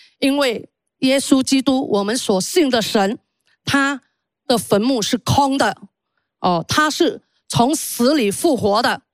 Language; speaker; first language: Chinese; early bilingual, heritage; Chinese